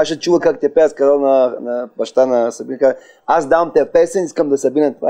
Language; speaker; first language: Bulgarian; non-native, learner; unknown